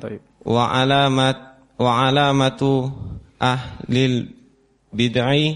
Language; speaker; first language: Arabic; non-native, learner; Indonesian